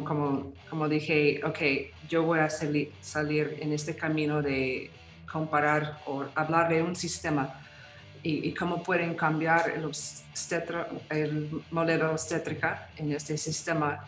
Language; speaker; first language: Spanish; non-native, fluent; English